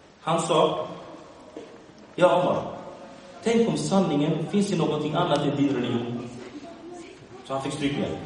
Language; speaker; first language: Swedish; early bilingual, other home language; Arabic